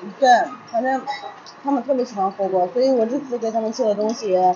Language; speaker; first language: Chinese; non-native, fluent; Russian